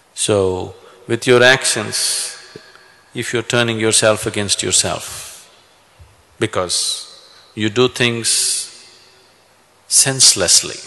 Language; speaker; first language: English; non-native, local second language; Kannada